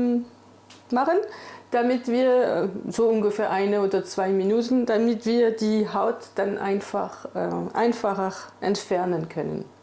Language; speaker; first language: German; non-native, fluent; French